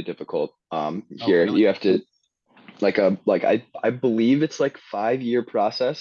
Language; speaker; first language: English; native; English